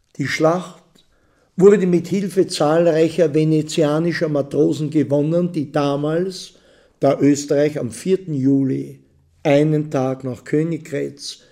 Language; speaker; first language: German; native; German